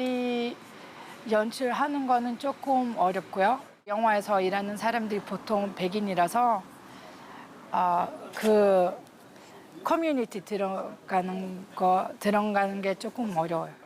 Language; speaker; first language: Korean; early bilingual, heritage; Portuguese